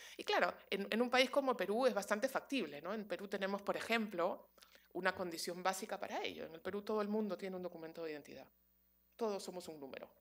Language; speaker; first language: Spanish; native; Spanish